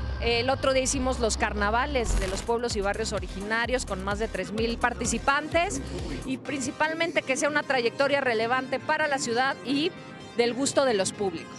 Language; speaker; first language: Spanish; native; Spanish